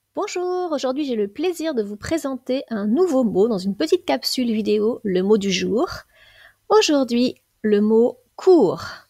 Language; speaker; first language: French; native; French